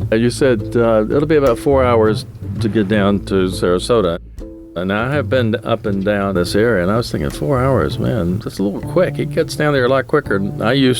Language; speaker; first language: English; native; English